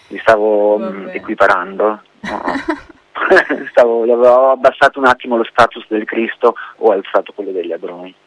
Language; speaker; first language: Italian; native; Italian